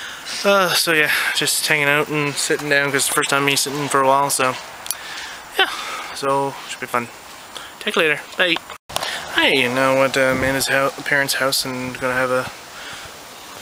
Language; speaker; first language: English; native; English